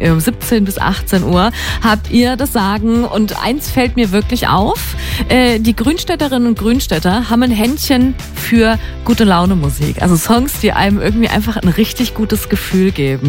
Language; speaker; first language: German; native; German